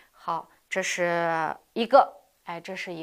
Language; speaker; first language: Chinese; non-native, local second language; Uyghur